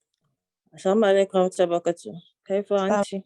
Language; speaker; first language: Arabic; non-native, learner; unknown